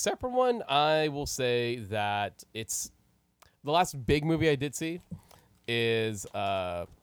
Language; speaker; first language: English; native; English